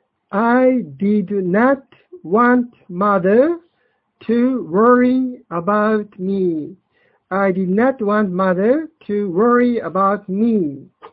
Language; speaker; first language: English; non-native, fluent; Japanese